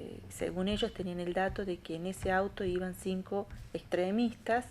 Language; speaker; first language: Spanish; native; Spanish